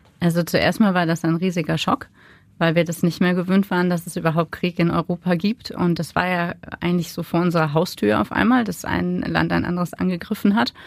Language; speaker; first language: German; native; German